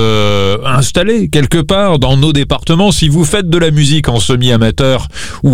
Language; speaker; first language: French; native; French